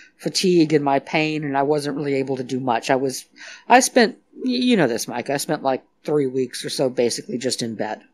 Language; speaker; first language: English; native; English